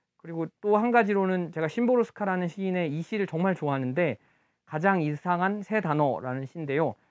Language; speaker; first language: Korean; native; Korean